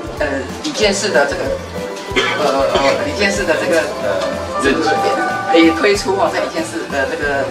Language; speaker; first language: Chinese; native; Chinese